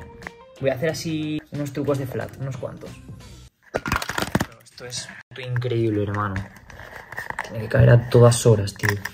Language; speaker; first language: Spanish; native; Spanish